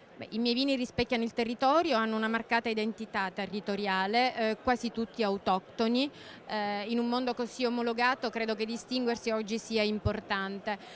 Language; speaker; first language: Italian; native; Italian